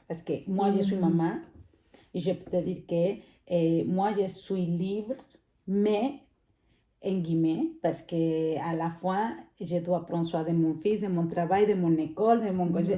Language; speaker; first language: French; non-native, fluent; Spanish